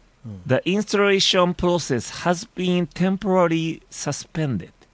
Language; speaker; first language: English; non-native, learner; Japanese